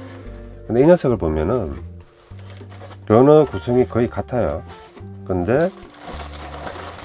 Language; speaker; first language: Korean; native; Korean